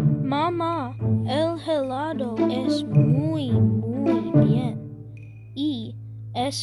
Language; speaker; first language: Spanish; non-native, learner; English